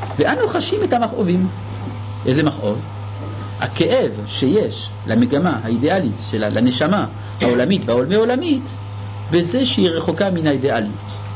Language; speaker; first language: Hebrew; non-native, fluent; French